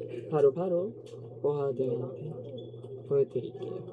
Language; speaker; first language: Korean; non-native, fluent; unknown